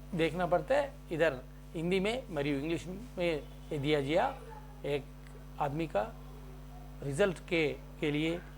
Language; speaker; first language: Hindi; non-native, local second language; Telugu